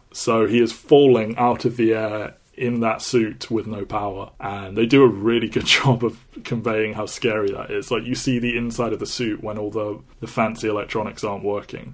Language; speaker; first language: English; native; English